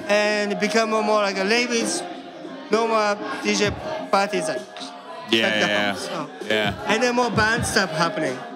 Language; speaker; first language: English; non-native, learner; Japanese